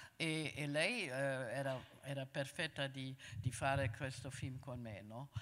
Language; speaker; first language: Italian; non-native, fluent; German